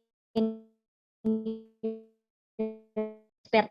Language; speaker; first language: English; non-native, learner; Indonesian